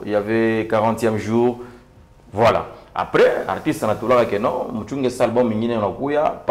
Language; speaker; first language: French; non-native, local second language; Swahili